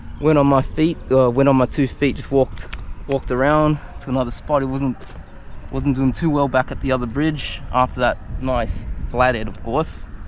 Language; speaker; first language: English; native; English